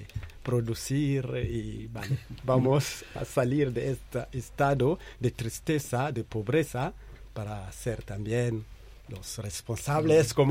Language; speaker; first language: Spanish; non-native, fluent; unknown